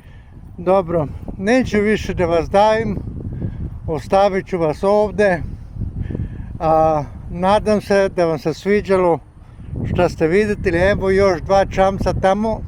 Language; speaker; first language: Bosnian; non-native, local second language; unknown